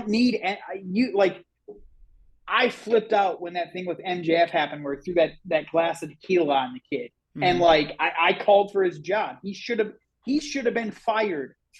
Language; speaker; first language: English; native; English